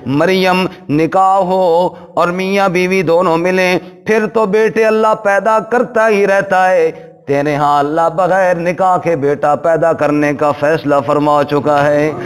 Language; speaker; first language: Urdu; non-native, local second language; Punjabi